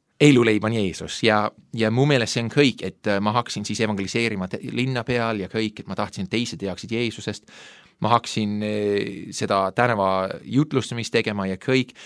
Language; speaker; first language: Estonian; non-native, fluent; English